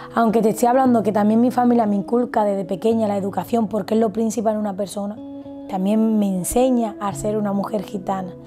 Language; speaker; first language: Spanish; native; Spanish